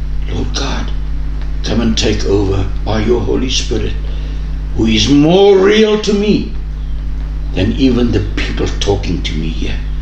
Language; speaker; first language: English; non-native, local second language; Afrikaans